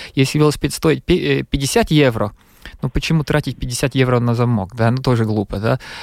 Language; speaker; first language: Russian; non-native, local second language; Latvian